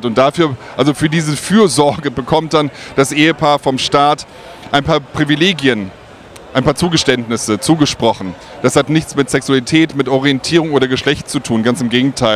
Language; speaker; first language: German; native; German